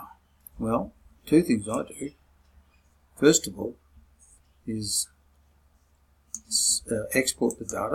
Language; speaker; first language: English; native; English